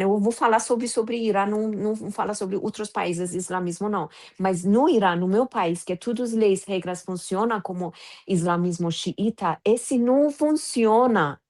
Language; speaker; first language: Portuguese; non-native, fluent; Persian